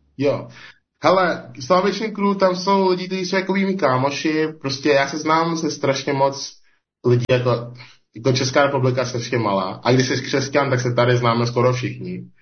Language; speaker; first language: Czech; non-native, fluent; English